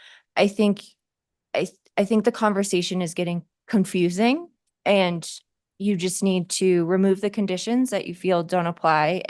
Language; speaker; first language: English; native; English